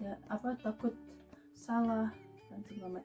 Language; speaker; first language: Indonesian; non-native, fluent; Russian